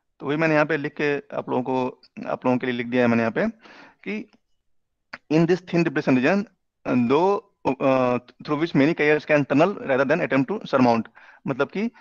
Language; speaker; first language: Hindi; native; Hindi